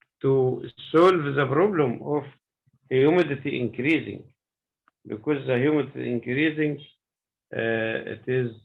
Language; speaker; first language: English; non-native, learner; Arabic